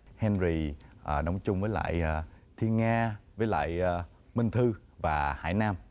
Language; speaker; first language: Vietnamese; early bilingual, heritage; Vietnamese